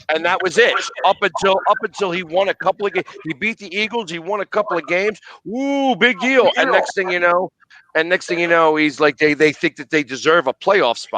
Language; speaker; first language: English; native; English